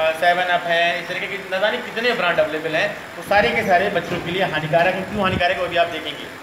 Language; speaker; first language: Hindi; native; Hindi